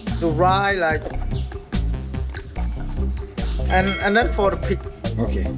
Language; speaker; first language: English; non-native, learner; Serbian